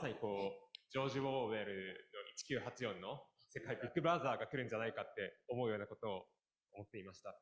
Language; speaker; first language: Japanese; native; Japanese